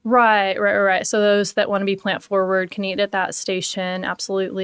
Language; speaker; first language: English; native; English